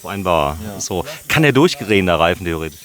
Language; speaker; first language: German; native; German